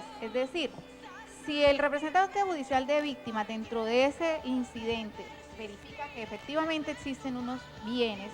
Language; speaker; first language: Spanish; native; Spanish